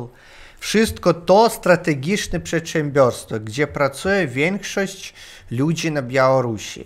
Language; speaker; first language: Polish; non-native, learner; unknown